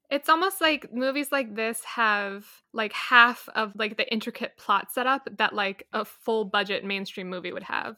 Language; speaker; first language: English; native; English